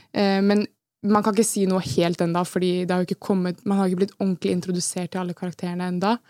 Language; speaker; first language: Norwegian; early bilingual, other home language; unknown